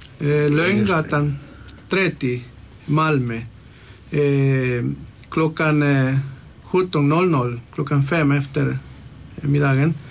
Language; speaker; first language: Swedish; non-native, local second language; Spanish